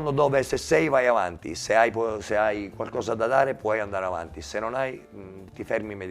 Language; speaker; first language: Italian; native; Italian